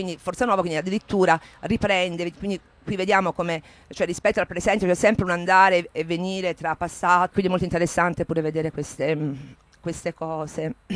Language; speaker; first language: Italian; native; Italian